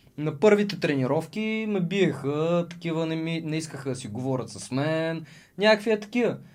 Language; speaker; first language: Bulgarian; early bilingual, other home language; Russian